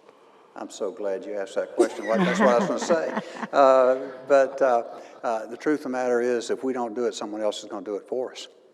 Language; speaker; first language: English; native; English